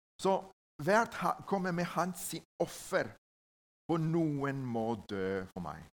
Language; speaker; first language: Norwegian; non-native, learner; Spanish